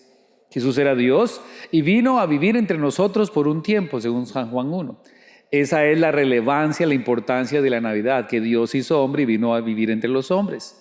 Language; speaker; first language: Spanish; native; Spanish